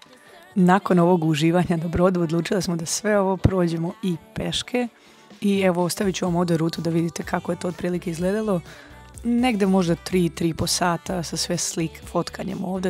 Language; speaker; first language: Serbian; native; Serbian